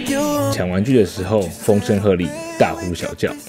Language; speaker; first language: Chinese; native; Chinese